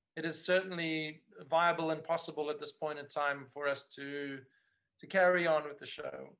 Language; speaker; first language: English; native; English